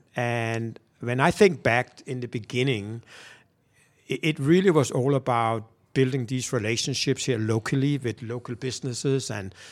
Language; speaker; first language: English; non-native, fluent; Danish